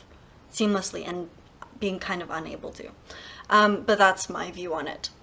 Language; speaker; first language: English; native; English